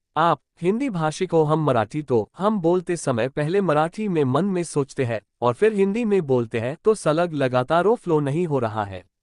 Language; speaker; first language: Hindi; non-native, local second language; Marathi